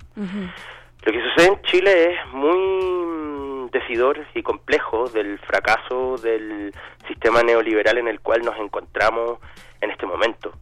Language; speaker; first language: Spanish; native; Spanish